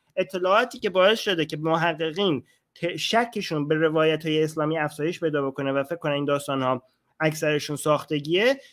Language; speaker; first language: Persian; native; Persian